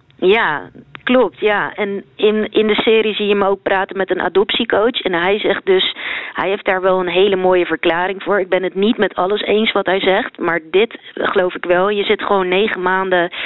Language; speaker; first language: Dutch; native; Dutch